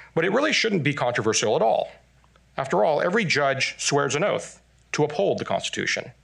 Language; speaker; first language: English; non-native, fluent; Chinese